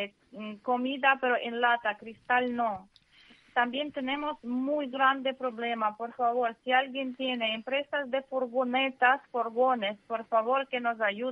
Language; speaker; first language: Spanish; non-native, learner; Ukrainian